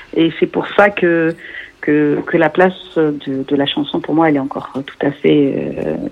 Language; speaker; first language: French; non-native, local second language; Arabic